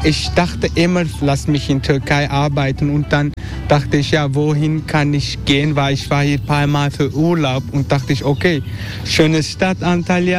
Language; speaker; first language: German; non-native, learner; Turkish